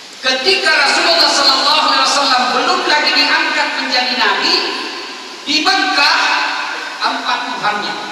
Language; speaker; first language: Indonesian; non-native, local second language; Buginese